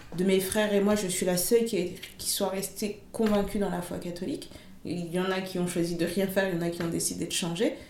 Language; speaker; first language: French; early bilingual, other home language; Lingala